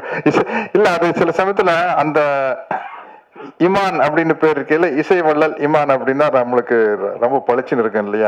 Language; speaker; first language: Tamil; native; Tamil